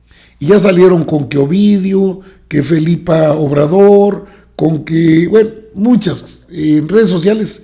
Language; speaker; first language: Spanish; native; Spanish